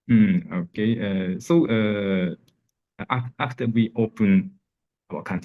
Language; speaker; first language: English; non-native, learner; Japanese